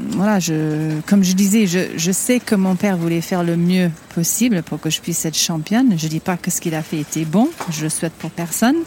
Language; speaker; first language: French; non-native, fluent; English